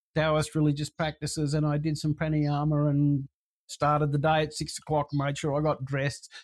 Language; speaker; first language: English; native; English